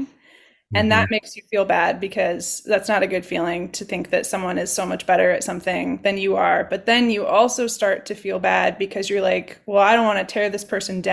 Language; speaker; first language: English; native; English